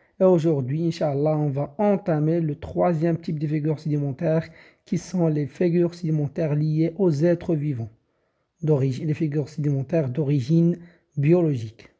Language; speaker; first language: French; non-native, local second language; Arabic